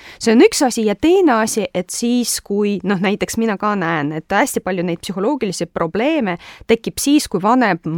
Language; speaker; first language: Estonian; non-native, local second language; Russian